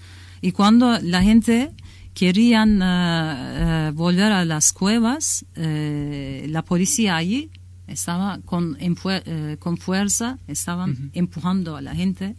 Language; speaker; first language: Spanish; non-native, learner; Kurdish